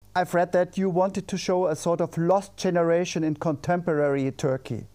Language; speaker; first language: English; non-native, fluent; German